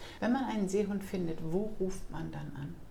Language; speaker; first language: German; native; German